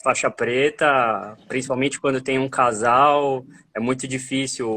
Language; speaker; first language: Portuguese; native; Portuguese